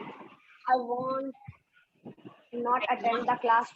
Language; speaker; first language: English; non-native, learner; Hindi